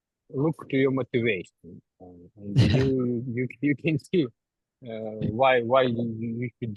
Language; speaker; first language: English; non-native, learner; Ukrainian